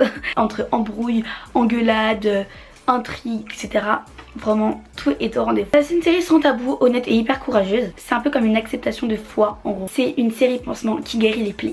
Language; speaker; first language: French; native; French